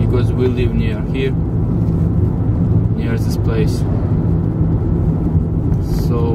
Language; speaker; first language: English; non-native, learner; Russian